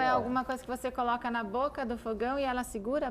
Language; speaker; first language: Portuguese; native; Portuguese